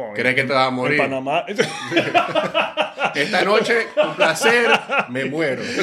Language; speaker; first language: Spanish; native; Spanish